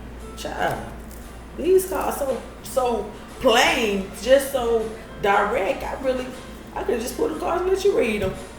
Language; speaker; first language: English; native; English